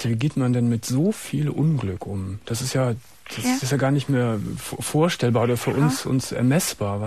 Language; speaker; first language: German; native; German